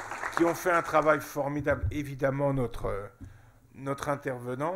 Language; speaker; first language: French; native; French